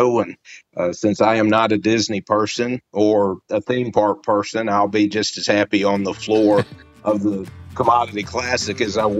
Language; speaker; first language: English; native; English